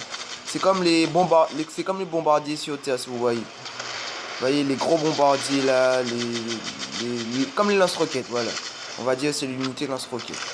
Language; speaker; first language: French; native; French